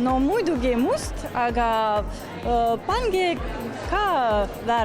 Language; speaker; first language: Estonian; non-native, local second language; Russian